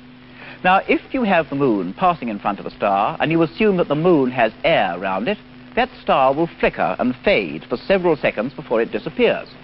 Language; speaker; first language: English; native; English